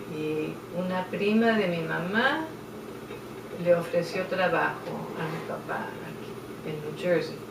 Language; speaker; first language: Spanish; native; Spanish